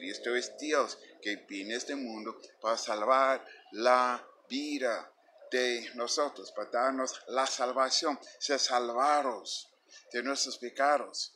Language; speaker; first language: Spanish; non-native, fluent; English